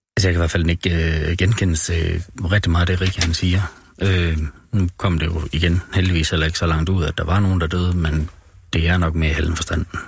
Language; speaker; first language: Danish; native; Danish